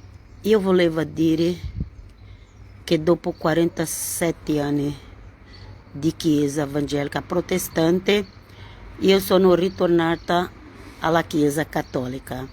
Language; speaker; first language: Italian; non-native, learner; Portuguese